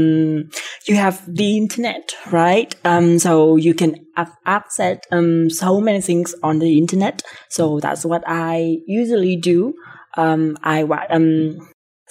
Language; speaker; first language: English; non-native, fluent; Vietnamese